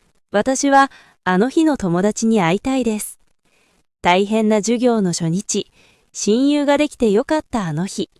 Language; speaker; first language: Japanese; non-native, fluent; Korean